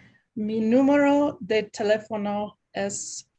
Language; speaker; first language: Spanish; non-native, learner; English